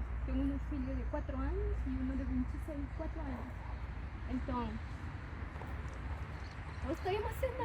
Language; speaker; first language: Portuguese; non-native, fluent; Spanish